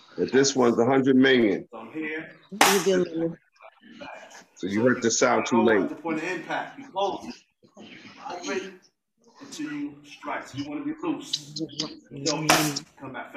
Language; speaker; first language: English; native; English